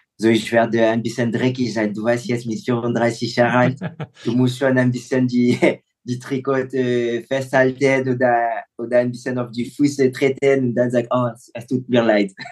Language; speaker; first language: German; non-native, fluent; French